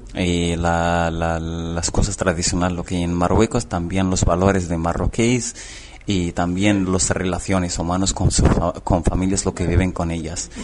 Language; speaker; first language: Spanish; non-native, learner; Arabic